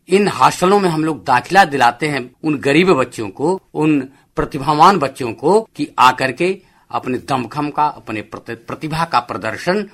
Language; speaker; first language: Hindi; native; Hindi